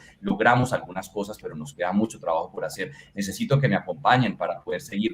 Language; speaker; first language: Spanish; native; Spanish